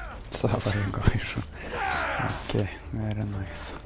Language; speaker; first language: English; non-native, learner; Lithuanian